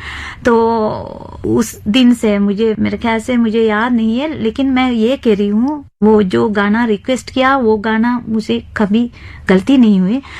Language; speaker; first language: Hindi; non-native, fluent; Sinhala